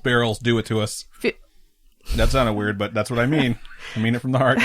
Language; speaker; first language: English; native; English